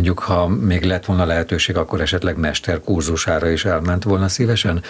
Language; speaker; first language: Hungarian; native; Hungarian